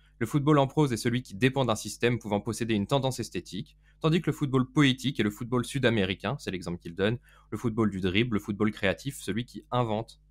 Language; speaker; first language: French; native; French